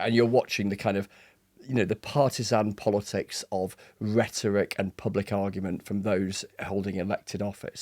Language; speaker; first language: English; native; English